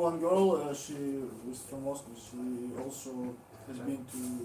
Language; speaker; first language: English; non-native, learner; Russian